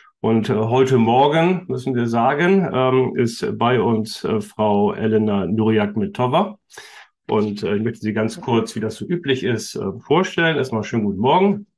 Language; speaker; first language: German; native; German